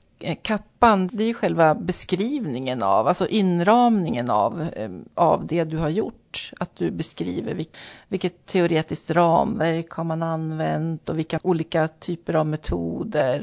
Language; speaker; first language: Swedish; native; Swedish